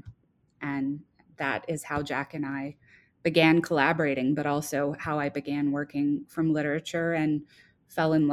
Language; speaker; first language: English; native; English